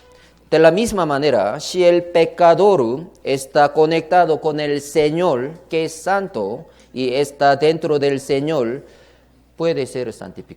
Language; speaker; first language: Spanish; non-native, learner; Korean